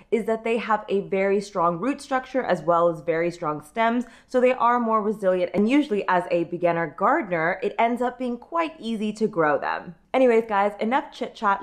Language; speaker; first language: English; native; English